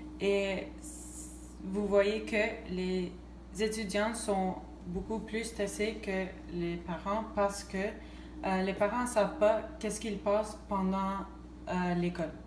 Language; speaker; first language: French; non-native, local second language; English